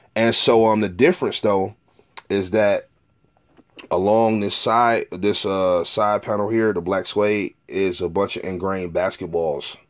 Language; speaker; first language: English; native; English